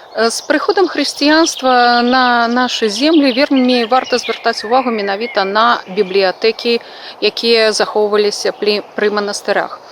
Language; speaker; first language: Belarusian; non-native, local second language; Russian